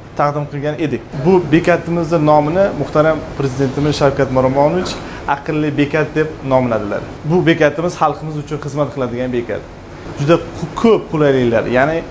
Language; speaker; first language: Uzbek; native; Uzbek